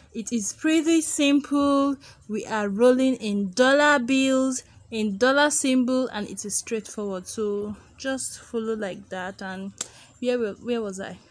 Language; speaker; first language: English; non-native, local second language; Igbo